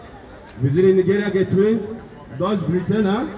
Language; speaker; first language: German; non-native, learner; Igbo